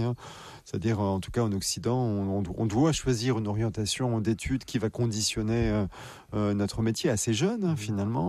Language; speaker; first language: French; native; French